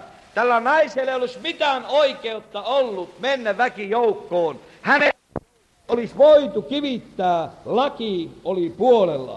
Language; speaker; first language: Finnish; native; Finnish